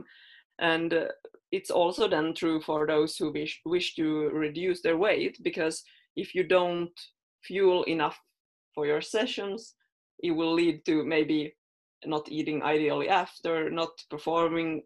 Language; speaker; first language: English; non-native, fluent; Finnish